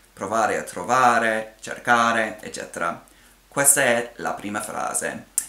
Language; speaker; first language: Italian; non-native, fluent; English